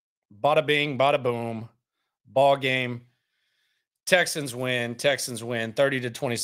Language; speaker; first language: English; native; English